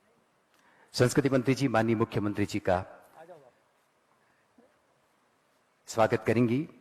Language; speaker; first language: Hindi; native; Hindi